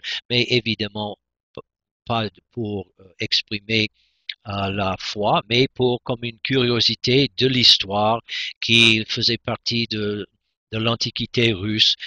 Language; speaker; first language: French; non-native, fluent; English